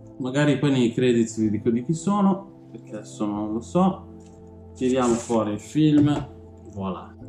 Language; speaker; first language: Italian; early bilingual, other home language; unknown